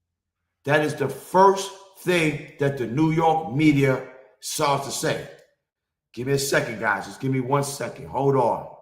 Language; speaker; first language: English; native; English